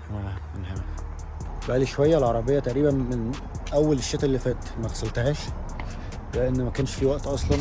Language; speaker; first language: Arabic; native; Arabic